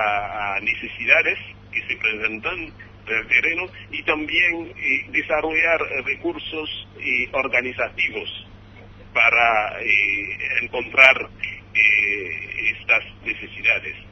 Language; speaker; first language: Spanish; non-native, fluent; Haitian Creole